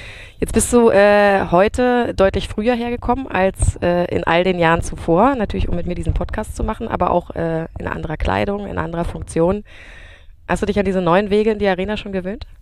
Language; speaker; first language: German; native; German